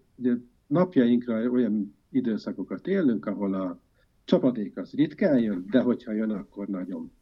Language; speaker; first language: Hungarian; native; Hungarian